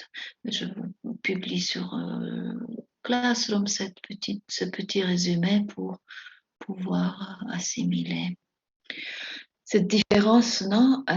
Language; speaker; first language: French; non-native, fluent; Spanish